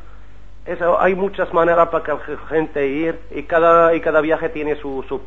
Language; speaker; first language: Spanish; non-native, learner; Arabic